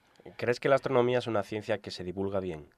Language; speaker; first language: Spanish; native; Spanish